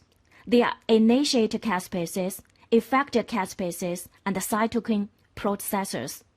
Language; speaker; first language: English; non-native, fluent; Chinese